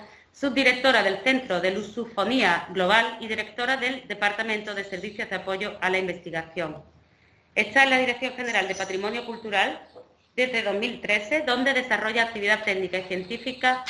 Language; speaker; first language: Spanish; native; Spanish